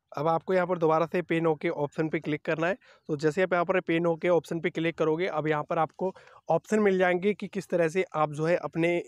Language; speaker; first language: Hindi; native; Hindi